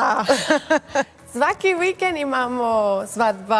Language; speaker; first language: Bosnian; non-native, learner; Spanish